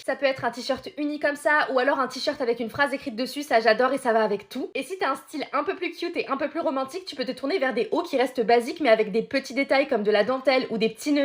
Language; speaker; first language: French; native; French